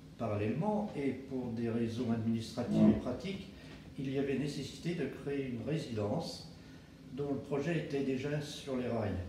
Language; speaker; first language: French; native; French